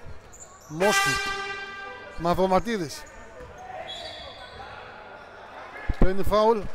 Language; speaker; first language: Greek; native; Greek